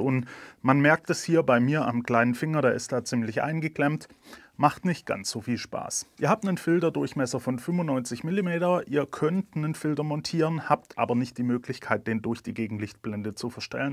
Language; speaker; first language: German; native; German